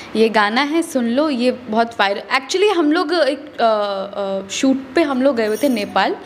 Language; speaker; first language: Hindi; native; Hindi